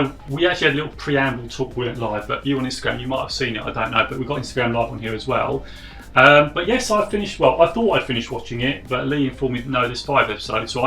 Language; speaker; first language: English; native; English